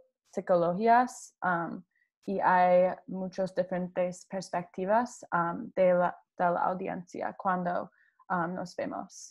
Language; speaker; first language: Spanish; non-native, learner; English